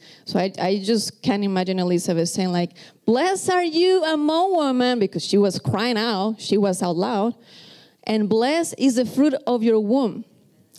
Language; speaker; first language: English; non-native, fluent; Spanish